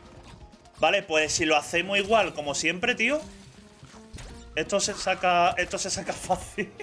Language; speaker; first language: Spanish; native; Spanish